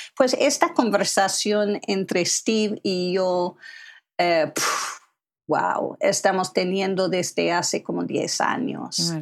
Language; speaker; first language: Spanish; non-native, fluent; English